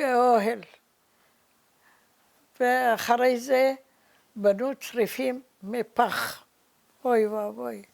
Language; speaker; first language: Hebrew; early bilingual, other home language; Arabic